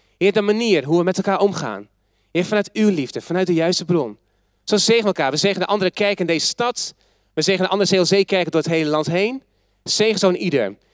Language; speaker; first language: Dutch; native; Dutch